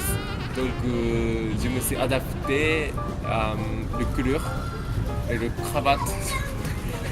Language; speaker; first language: French; non-native, learner; Japanese